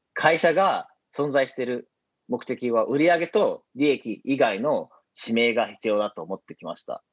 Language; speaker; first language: Japanese; early bilingual, heritage; Japanese